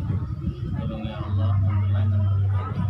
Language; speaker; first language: Indonesian; non-native, local second language; Achinese